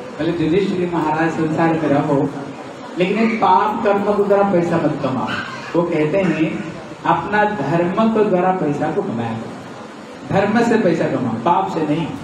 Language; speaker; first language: Hindi; native; Hindi